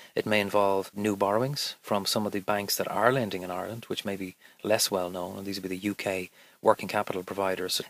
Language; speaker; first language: English; native; English